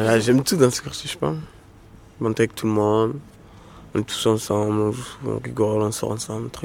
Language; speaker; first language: French; native; French